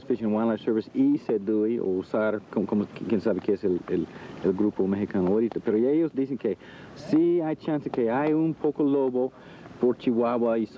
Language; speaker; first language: Spanish; non-native, learner; English